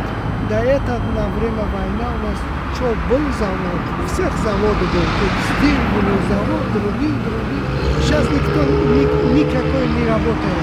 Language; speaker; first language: Russian; non-native, local second language; Tajik